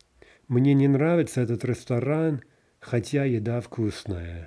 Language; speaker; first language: Russian; non-native, fluent; English